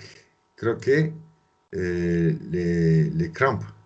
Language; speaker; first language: French; non-native, learner; Spanish